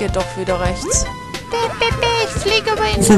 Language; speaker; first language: German; native; German